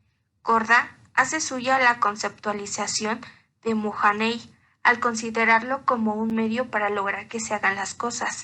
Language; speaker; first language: Spanish; native; Spanish